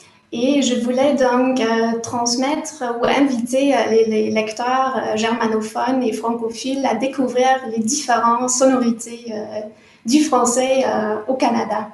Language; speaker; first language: French; non-native, fluent; German